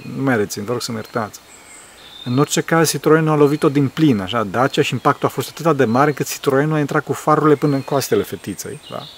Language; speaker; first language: Romanian; early bilingual, heritage; Romanian